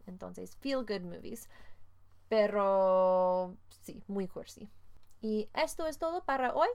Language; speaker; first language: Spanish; non-native, fluent; English